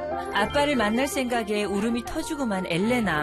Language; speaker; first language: Korean; native; Korean